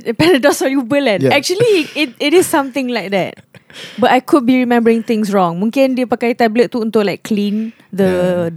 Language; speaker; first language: English; non-native, local second language; Malay